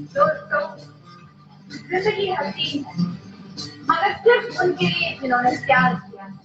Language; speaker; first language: Hindi; non-native, local second language; Bangla